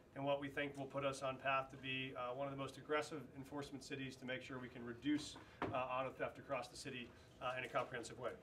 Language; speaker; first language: English; native; English